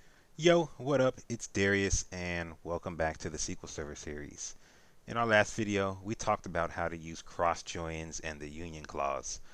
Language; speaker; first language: English; native; English